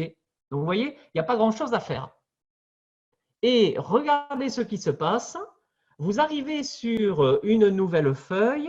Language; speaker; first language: French; native; French